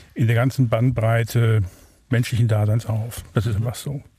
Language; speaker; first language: German; native; German